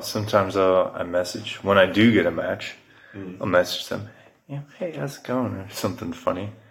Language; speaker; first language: English; native; English